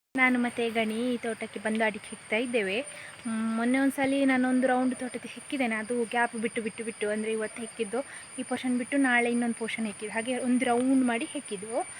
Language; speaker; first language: Kannada; native; Kannada